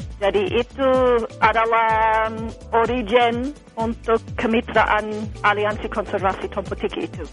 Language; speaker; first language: Indonesian; non-native, fluent; English